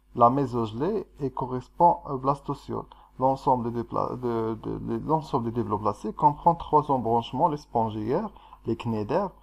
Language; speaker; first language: French; non-native, local second language; Arabic